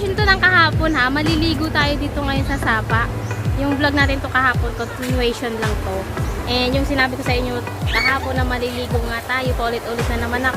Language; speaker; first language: Filipino; non-native, local second language; Bikol